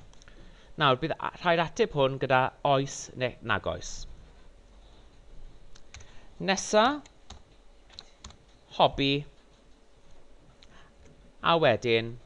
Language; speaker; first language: Welsh; non-native, local second language; English